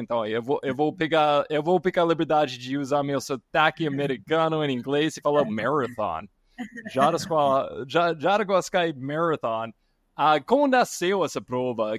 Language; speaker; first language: Portuguese; non-native, fluent; English